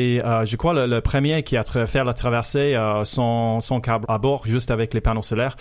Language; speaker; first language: French; non-native, fluent; English